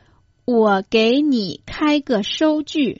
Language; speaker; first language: Chinese; non-native, fluent; Croatian